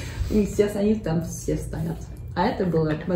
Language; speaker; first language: Russian; early bilingual, heritage; Russian